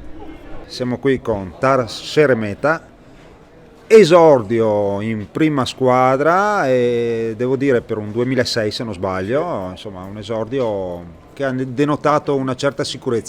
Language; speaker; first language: Italian; native; Italian